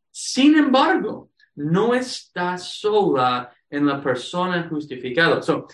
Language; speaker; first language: Spanish; non-native, fluent; English